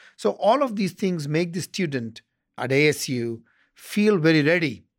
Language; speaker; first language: English; non-native, local second language; Tamil